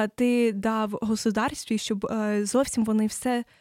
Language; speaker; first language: Ukrainian; early bilingual, other home language; English